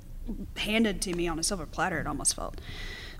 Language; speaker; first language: English; native; English